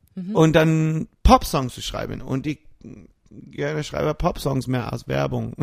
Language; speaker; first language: German; non-native, fluent; English